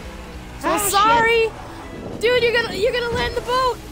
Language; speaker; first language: English; native; English